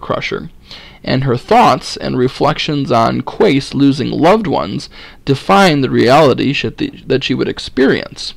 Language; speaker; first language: English; native; English